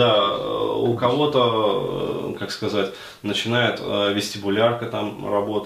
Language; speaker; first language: Russian; native; Russian